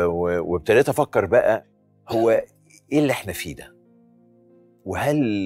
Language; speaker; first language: Arabic; native; Arabic